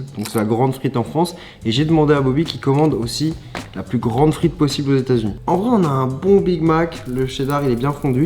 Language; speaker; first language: French; native; French